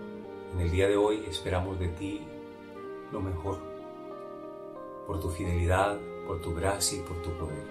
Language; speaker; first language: Spanish; native; Spanish